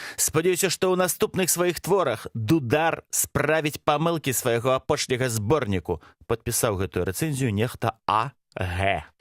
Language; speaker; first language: Belarusian; non-native, local second language; Russian